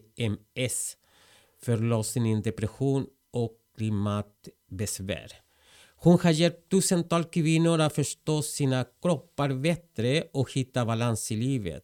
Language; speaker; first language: Swedish; non-native, fluent; Spanish